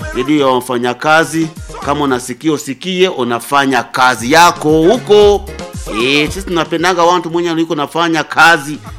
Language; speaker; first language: Swahili; non-native, local second language; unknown